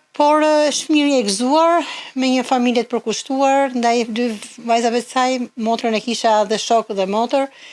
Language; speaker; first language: Albanian; native; Albanian